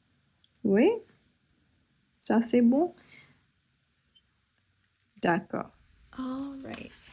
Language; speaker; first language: French; non-native, fluent; English